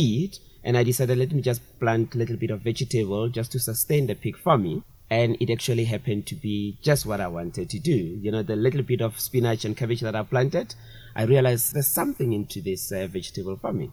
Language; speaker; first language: English; non-native, local second language; Tswana